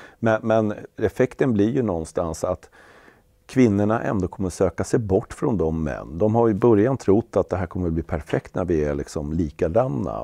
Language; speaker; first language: Swedish; native; Swedish